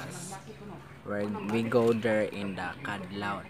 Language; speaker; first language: English; non-native, learner; Cebuano